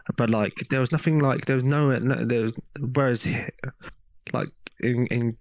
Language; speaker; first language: English; native; English